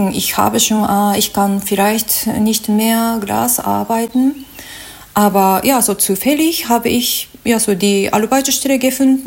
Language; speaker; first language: German; non-native, learner; Japanese